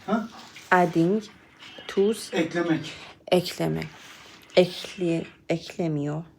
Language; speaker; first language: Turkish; non-native, learner; Persian